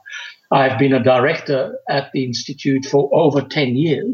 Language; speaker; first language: English; non-native, fluent; German